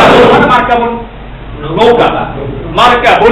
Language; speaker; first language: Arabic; non-native, fluent; Bangla